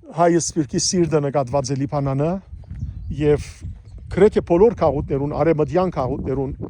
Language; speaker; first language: Armenian; early bilingual, heritage; Armenian